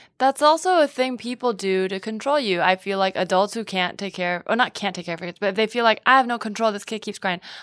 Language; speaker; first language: English; native; English